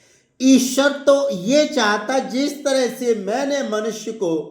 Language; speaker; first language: Hindi; native; Hindi